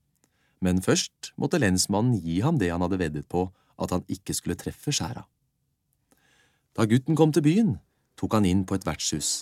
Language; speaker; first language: Norwegian; native; Norwegian